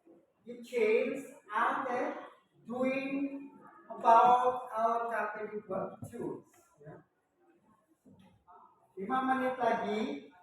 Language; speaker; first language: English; non-native, learner; Indonesian